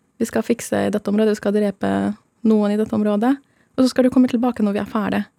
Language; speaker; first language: Norwegian; non-native, fluent; Arabic